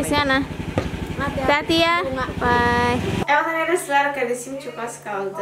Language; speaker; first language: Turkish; non-native, learner; Indonesian